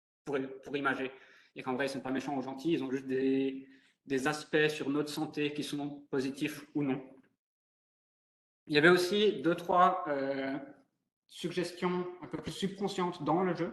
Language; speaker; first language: French; native; French